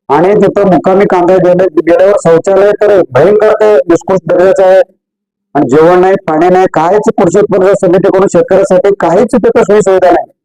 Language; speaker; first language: Marathi; native; Marathi